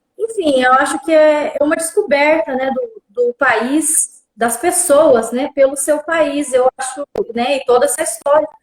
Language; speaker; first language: Portuguese; non-native, local second language; Guarani